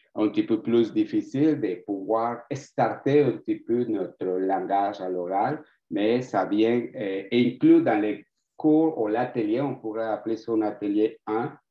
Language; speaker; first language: French; non-native, fluent; Spanish